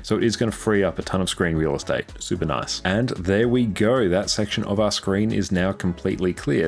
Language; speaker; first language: English; native; English